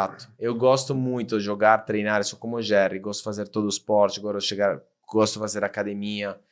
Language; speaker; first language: Portuguese; non-native, fluent; Italian